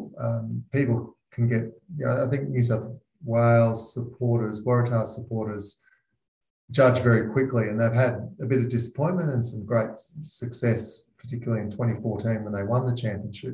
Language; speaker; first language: English; native; English